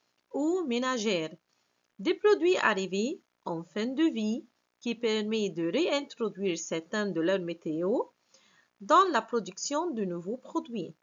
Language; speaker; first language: French; non-native, fluent; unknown